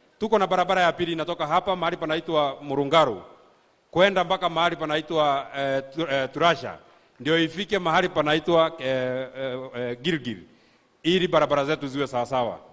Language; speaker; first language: Swahili; non-native, local second language; Kikuyu